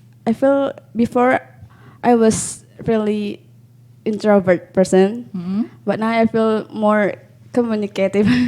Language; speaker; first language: English; non-native, learner; Indonesian